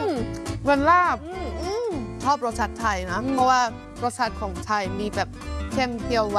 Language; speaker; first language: Thai; non-native, fluent; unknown